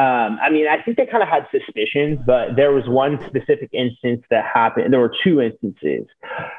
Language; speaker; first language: English; native; English